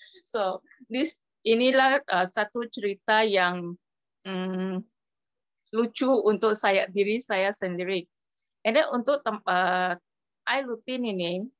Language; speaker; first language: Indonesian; non-native, local second language; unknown